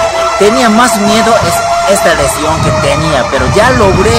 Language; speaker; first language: Spanish; non-native, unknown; Japanese